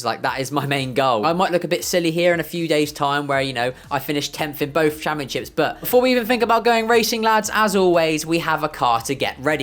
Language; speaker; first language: English; native; English